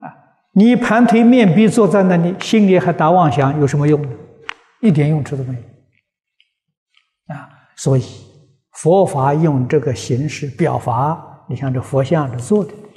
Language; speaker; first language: Chinese; native; Chinese